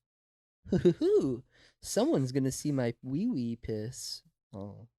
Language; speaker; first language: English; native; English